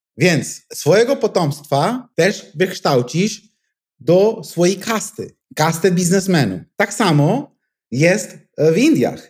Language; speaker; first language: Polish; non-native, fluent; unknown